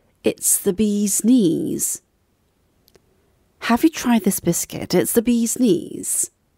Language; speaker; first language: English; non-native, fluent; Korean